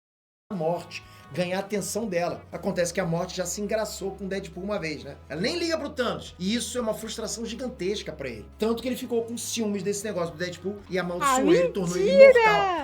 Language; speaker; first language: Portuguese; native; Portuguese